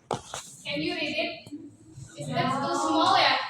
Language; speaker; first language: English; non-native, learner; Indonesian